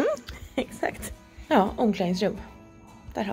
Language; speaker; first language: Swedish; native; Swedish